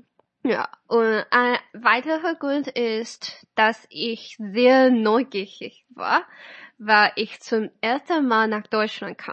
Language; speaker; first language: German; non-native, fluent; Chinese